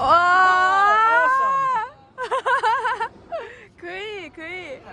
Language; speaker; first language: Chinese; non-native, fluent; Japanese